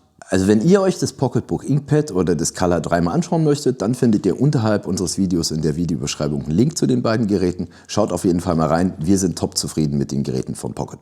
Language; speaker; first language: German; native; German